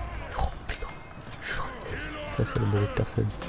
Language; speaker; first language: French; native; French